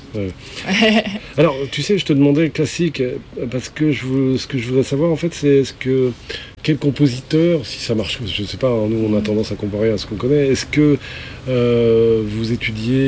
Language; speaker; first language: French; native; French